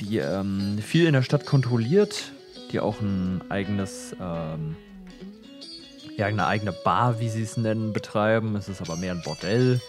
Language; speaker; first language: German; native; German